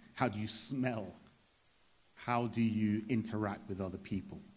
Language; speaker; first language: English; native; English